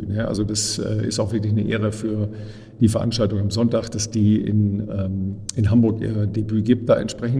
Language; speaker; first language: German; native; German